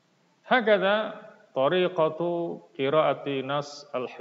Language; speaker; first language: Arabic; non-native, fluent; Indonesian